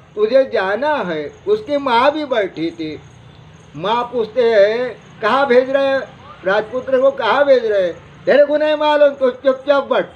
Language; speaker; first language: Hindi; non-native, local second language; Marathi